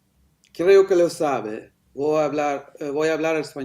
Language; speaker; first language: Spanish; non-native, fluent; Dutch